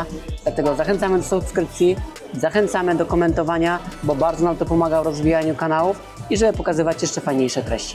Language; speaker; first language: Polish; native; Polish